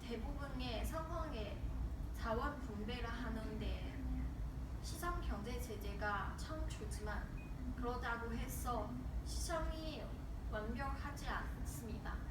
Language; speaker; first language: Korean; non-native, learner; Chinese